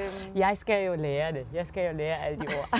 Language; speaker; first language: Danish; early bilingual, heritage; German